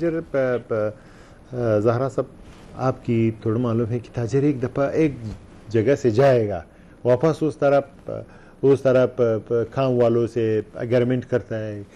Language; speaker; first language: Hindi; non-native, learner; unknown